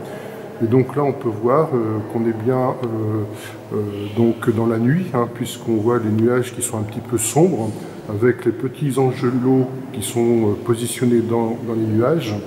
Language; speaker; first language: French; native; French